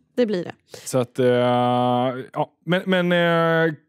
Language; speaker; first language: Swedish; native; Swedish